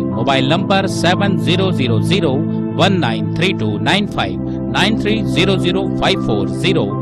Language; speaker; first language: Hindi; native; Hindi